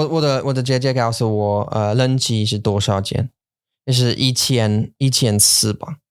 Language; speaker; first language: Chinese; non-native, learner; English